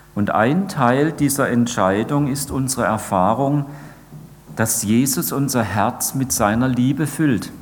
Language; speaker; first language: German; native; German